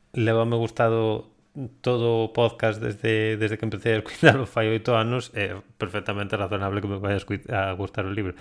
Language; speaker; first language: Galician; non-native, local second language; Spanish